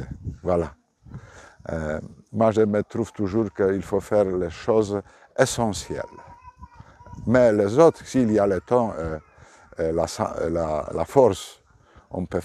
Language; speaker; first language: French; non-native, fluent; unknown